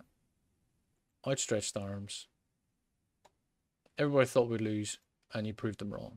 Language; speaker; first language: English; native; English